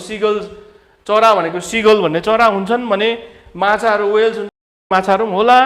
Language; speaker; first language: Nepali; native; Nepali